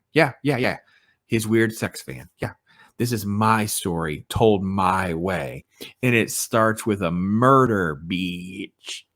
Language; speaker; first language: English; native; English